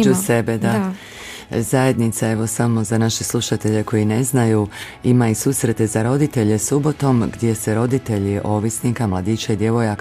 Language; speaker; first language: Croatian; native; Croatian